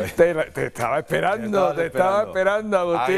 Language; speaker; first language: Spanish; native; Spanish